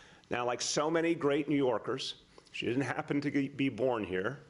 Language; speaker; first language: English; native; English